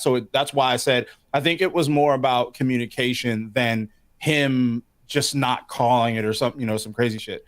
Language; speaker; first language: English; native; English